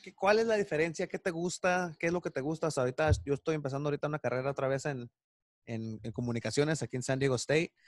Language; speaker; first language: Spanish; native; Spanish